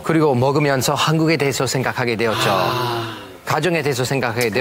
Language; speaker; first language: Korean; non-native, fluent; English